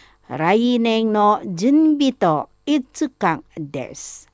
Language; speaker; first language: Japanese; non-native, fluent; Indonesian